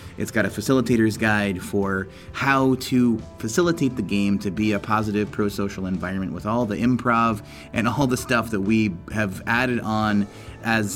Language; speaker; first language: English; native; English